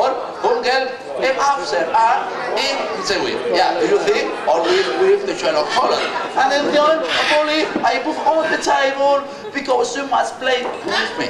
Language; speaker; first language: English; non-native, learner; Spanish